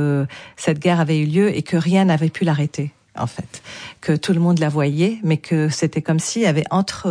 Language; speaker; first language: French; non-native, local second language; Arabic